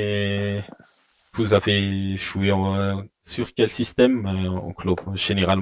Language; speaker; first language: French; non-native, local second language; Malagasy